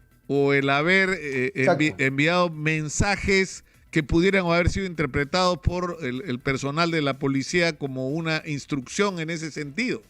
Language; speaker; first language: Spanish; native; Spanish